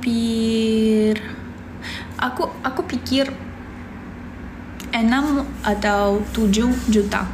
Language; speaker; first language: Indonesian; non-native, learner; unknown